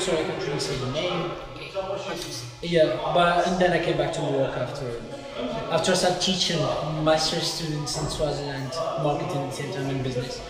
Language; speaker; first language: English; non-native, fluent; Arabic